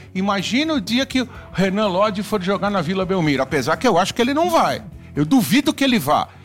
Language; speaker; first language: Portuguese; native; Portuguese